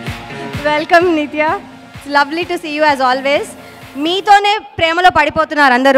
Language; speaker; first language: Telugu; native; Telugu